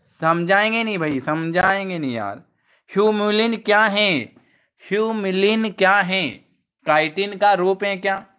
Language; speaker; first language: Hindi; native; Hindi